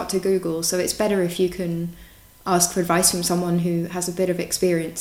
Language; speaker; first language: English; native; English